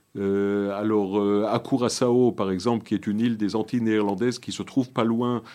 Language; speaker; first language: French; early bilingual, other home language; Hebrew